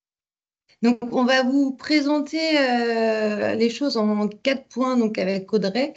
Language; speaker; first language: French; native; French